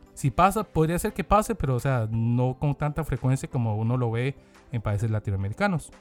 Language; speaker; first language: Spanish; non-native, fluent; Korean